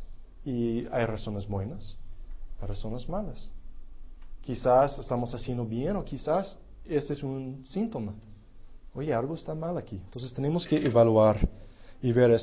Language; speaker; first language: Spanish; non-native, fluent; English